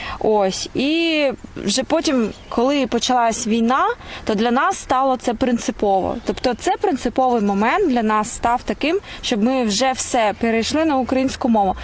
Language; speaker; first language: Ukrainian; non-native, local second language; Russian